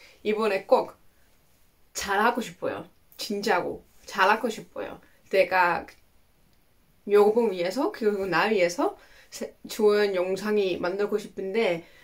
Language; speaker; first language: Korean; non-native, learner; Dutch